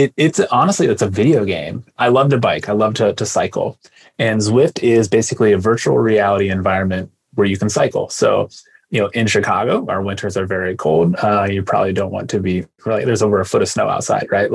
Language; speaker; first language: English; native; English